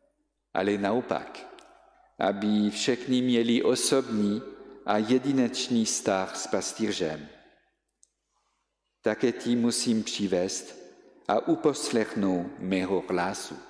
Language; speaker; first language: Czech; non-native, fluent; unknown